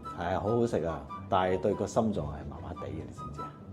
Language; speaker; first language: Cantonese; native; Cantonese